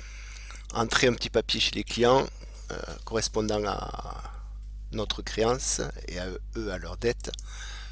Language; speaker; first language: French; native; French